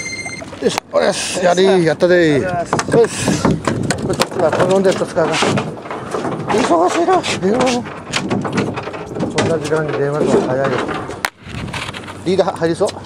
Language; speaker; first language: Japanese; native; Japanese